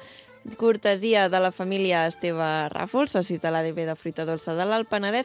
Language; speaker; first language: Catalan; native; Catalan